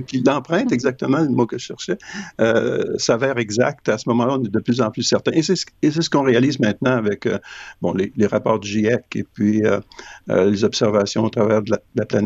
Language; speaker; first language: French; native; French